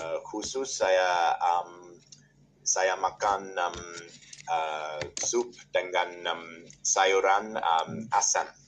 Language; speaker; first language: Indonesian; non-native, learner; English